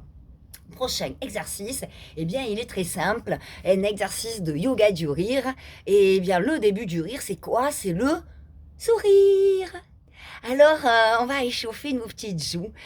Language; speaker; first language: French; native; French